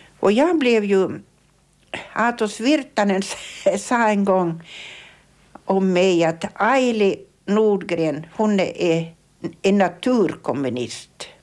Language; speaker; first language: Swedish; native; Swedish